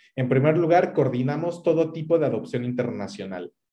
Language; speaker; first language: Spanish; native; Spanish